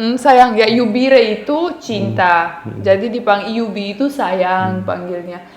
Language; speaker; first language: Indonesian; non-native, fluent; Romanian